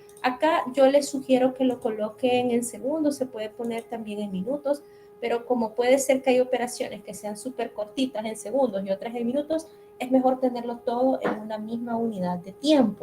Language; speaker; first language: Spanish; native; Spanish